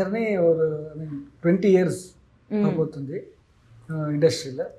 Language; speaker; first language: Telugu; non-native, learner; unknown